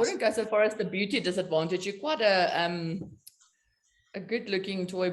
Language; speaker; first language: English; native; English